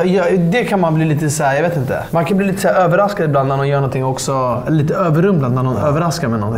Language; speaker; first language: Swedish; native; Swedish